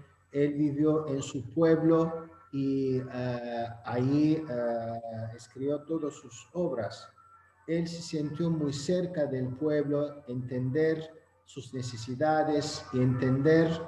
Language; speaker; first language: Spanish; non-native, fluent; Azerbaijani